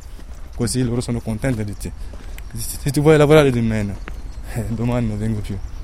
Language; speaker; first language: Italian; non-native, learner; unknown